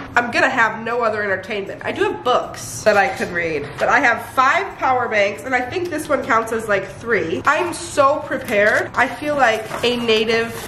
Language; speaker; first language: English; native; English